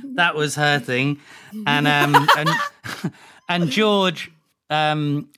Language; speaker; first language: English; native; English